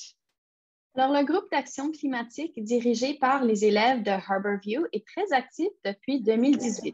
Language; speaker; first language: French; native; French